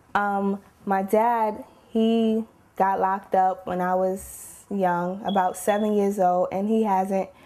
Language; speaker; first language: English; native; English